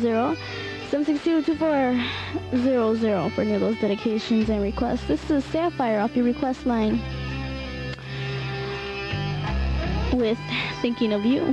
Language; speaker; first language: English; native; English